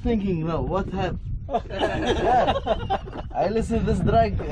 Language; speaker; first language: English; non-native, learner; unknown